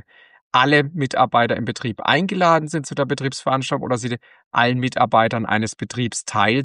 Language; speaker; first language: German; native; German